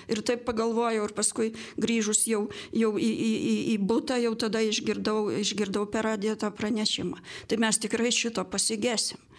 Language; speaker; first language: Lithuanian; native; Lithuanian